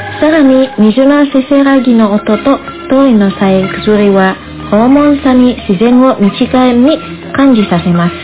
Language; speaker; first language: Japanese; non-native, fluent; Indonesian